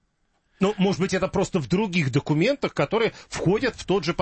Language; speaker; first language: Russian; native; Russian